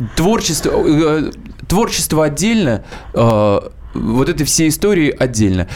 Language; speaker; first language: Russian; native; Russian